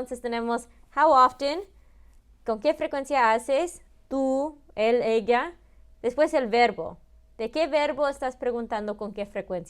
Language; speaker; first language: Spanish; early bilingual, heritage; Spanish